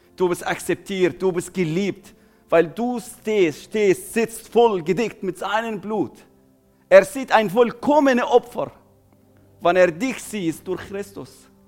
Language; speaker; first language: German; non-native, fluent; Arabic